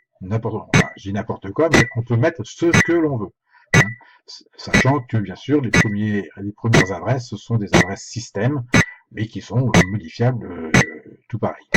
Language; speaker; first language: French; native; French